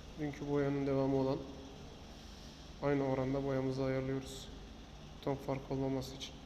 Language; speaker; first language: Turkish; native; Turkish